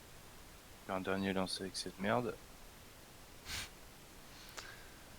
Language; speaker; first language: French; native; French